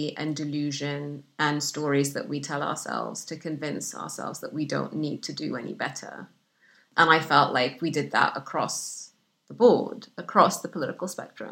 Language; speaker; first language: English; non-native, fluent; Arabic